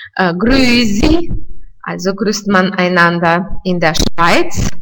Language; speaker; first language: German; non-native, fluent; Russian